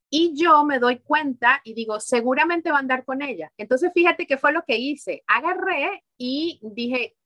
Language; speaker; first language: Spanish; native; Spanish